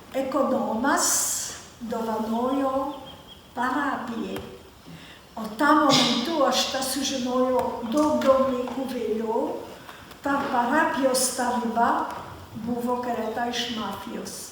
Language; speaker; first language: Lithuanian; non-native, fluent; German